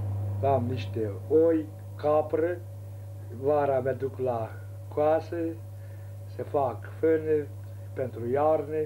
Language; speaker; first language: Romanian; non-native, local second language; Hungarian